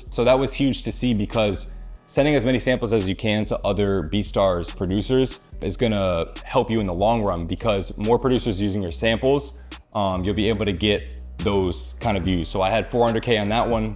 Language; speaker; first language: English; native; English